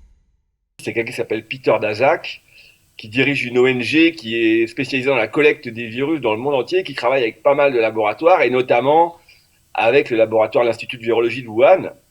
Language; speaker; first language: French; native; French